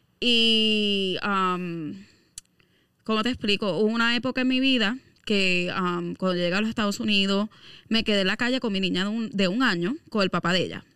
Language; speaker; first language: Spanish; native; Spanish